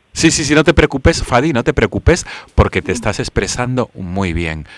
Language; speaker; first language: Spanish; native; Spanish